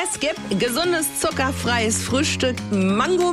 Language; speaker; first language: German; native; German